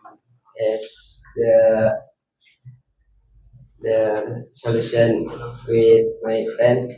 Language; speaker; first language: English; non-native, learner; Indonesian